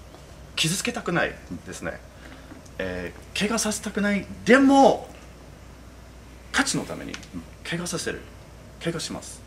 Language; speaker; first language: Japanese; non-native, fluent; English